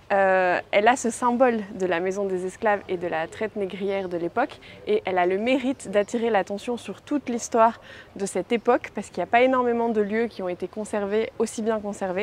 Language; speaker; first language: French; native; French